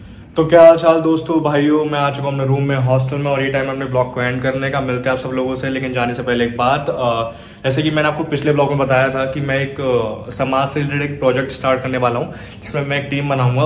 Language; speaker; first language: Hindi; native; Hindi